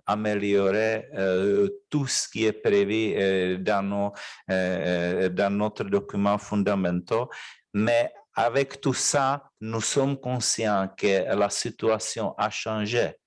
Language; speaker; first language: French; non-native, fluent; Czech